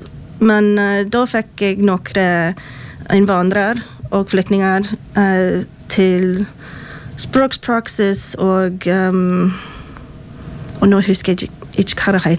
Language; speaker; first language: Swedish; non-native, fluent; English